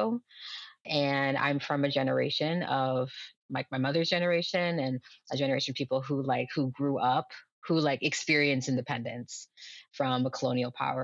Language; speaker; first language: English; early bilingual, other home language; Lingala